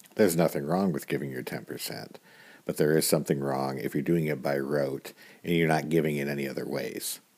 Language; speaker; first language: English; native; English